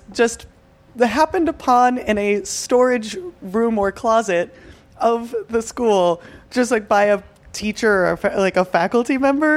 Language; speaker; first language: English; native; English